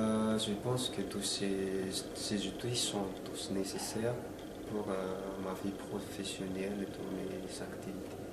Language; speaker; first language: French; non-native, local second language; Malagasy